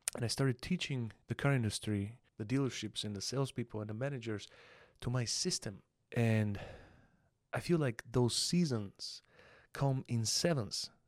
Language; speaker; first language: English; non-native, fluent; Bulgarian